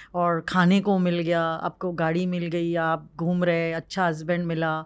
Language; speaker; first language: Hindi; non-native, local second language; Marwari